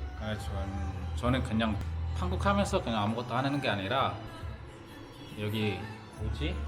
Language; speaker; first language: Korean; non-native, fluent; Malay